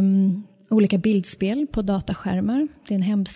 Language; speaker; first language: Swedish; native; Swedish